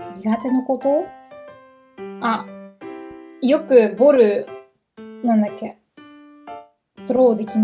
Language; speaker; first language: Japanese; non-native, learner; German